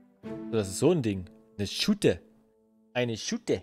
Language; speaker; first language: German; native; German